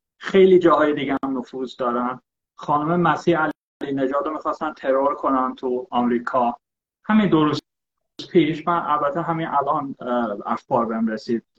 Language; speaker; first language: Persian; early bilingual, heritage; Persian